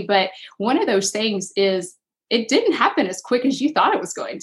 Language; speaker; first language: English; native; English